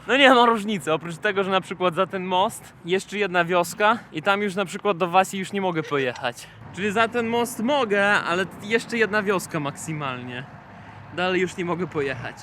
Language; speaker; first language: Polish; non-native, fluent; Russian